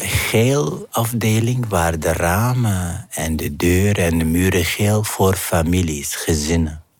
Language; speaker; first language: Dutch; non-native, fluent; Arabic